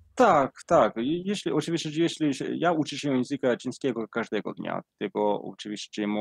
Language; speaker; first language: Polish; non-native, learner; Italian